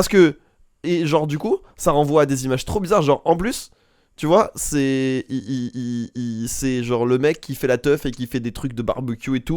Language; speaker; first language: French; native; French